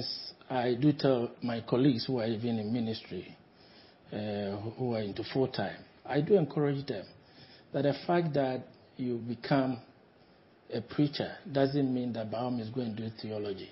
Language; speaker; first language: English; non-native, local second language; Akan